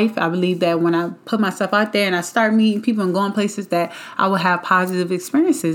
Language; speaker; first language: English; native; English